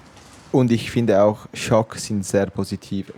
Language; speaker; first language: German; non-native, fluent; Italian